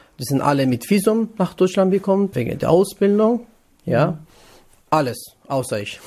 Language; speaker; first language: German; non-native, learner; Kurdish